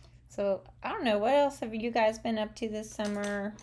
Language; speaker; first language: English; native; English